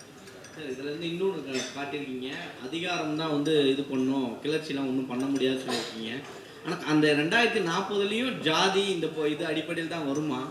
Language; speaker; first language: Tamil; native; Tamil